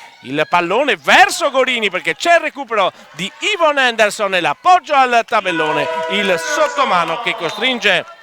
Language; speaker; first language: Italian; native; Italian